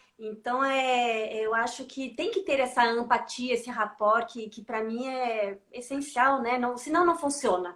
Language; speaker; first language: Portuguese; non-native, fluent; French